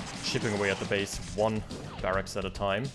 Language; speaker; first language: English; native; English